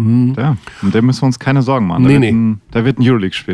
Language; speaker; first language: German; native; German